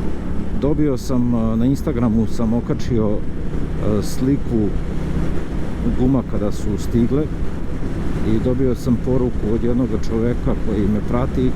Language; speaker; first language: Serbian; native; Serbian